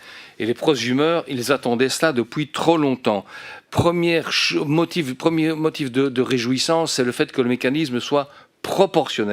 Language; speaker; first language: French; native; French